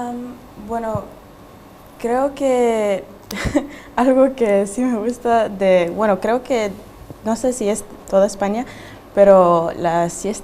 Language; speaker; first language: Spanish; early bilingual, heritage; Spanish